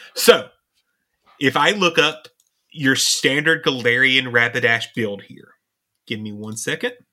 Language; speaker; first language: English; native; English